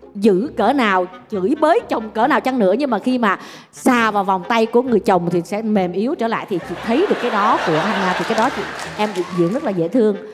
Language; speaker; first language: Vietnamese; native; Vietnamese